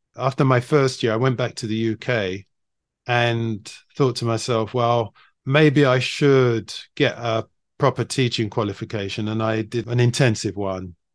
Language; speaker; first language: English; native; English